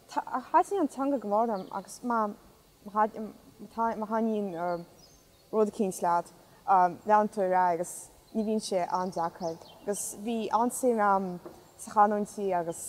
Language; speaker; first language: Irish; non-native, fluent; Russian